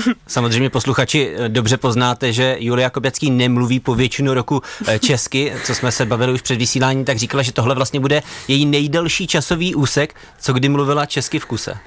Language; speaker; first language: Czech; native; Czech